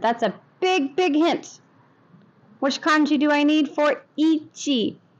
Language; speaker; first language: English; native; English